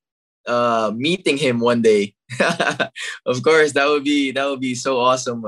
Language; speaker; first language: English; non-native, local second language; Filipino